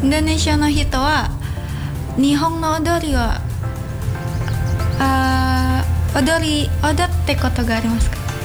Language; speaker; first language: Japanese; non-native, learner; Indonesian